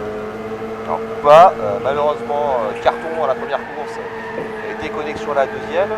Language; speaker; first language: French; native; French